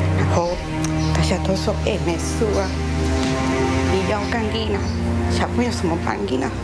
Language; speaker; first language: Chinese; non-native, learner; Spanish